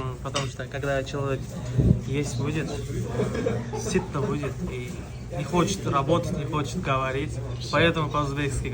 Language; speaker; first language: Russian; non-native, learner; Uzbek